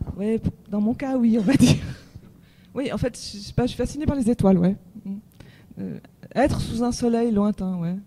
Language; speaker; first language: French; native; French